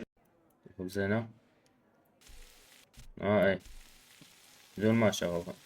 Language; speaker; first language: Arabic; native; Arabic